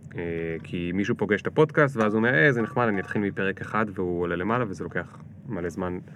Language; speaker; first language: Hebrew; native; Hebrew